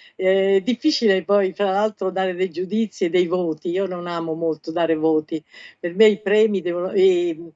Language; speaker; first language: Italian; native; Italian